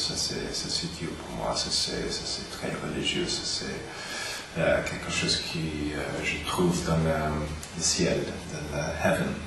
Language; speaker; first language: French; non-native, learner; English